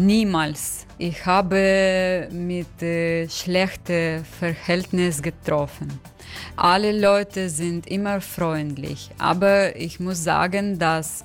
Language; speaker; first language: German; non-native, learner; Ukrainian